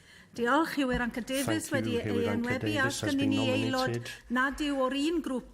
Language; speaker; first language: Welsh; native; Welsh